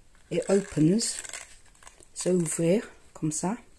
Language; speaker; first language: French; non-native, fluent; English